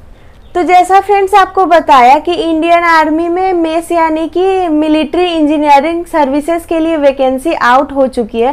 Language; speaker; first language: Hindi; native; Hindi